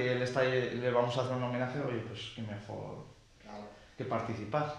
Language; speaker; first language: Spanish; native; Spanish